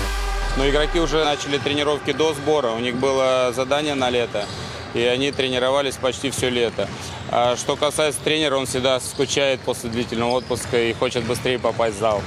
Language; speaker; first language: Russian; native; Russian